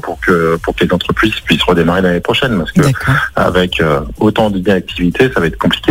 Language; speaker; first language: French; native; French